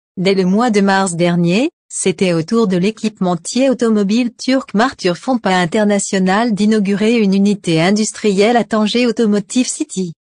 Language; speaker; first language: French; non-native, local second language; Arabic